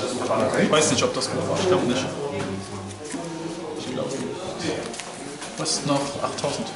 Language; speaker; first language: German; native; German